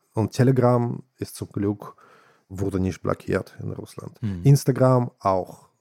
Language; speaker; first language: German; non-native, fluent; Russian